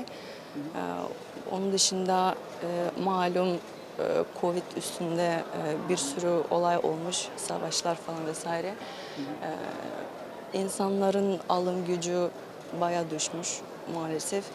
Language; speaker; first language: Turkish; non-native, fluent; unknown